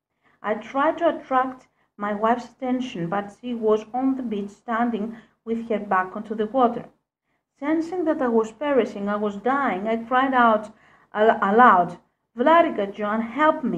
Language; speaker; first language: English; non-native, fluent; Greek